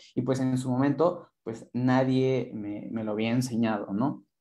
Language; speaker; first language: Spanish; non-native, local second language; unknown